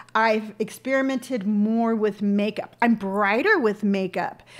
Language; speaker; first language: English; native; English